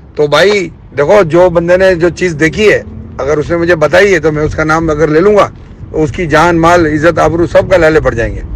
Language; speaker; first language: Urdu; native; Urdu